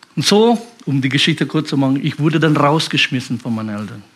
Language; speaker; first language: German; non-native, fluent; Indonesian